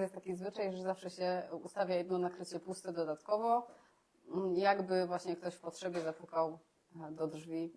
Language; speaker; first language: Polish; native; Polish